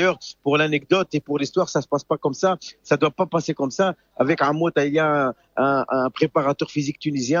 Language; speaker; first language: French; non-native, local second language; Arabic